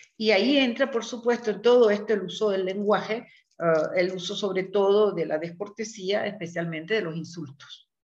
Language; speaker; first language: Spanish; native; Spanish